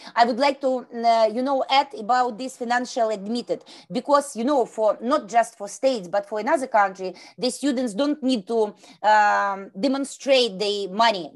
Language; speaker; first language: English; non-native, learner; Ukrainian